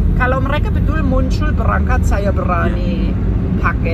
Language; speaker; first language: Indonesian; non-native, fluent; German